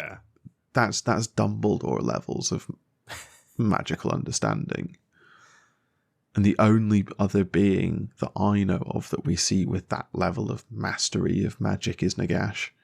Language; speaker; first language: English; native; English